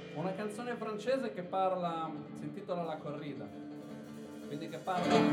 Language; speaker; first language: Italian; native; Italian